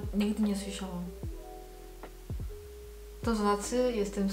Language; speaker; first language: Polish; non-native, learner; Korean